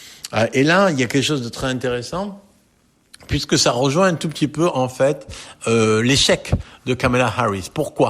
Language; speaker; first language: French; native; French